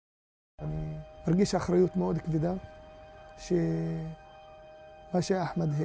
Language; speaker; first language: Hebrew; non-native, local second language; Arabic